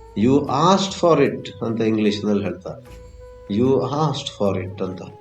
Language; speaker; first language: Kannada; native; Kannada